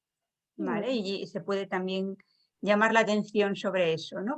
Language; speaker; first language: Spanish; native; Spanish